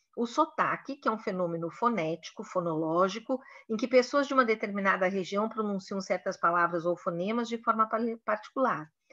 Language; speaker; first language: Portuguese; native; Portuguese